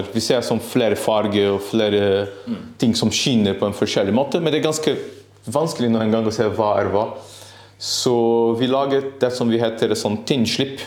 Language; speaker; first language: Norwegian; non-native, learner; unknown